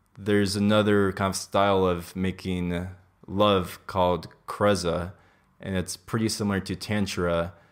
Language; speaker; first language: English; native; English